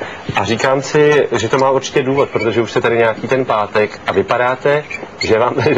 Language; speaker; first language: Czech; native; Czech